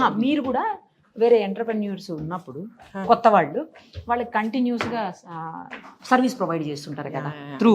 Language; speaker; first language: Telugu; native; Telugu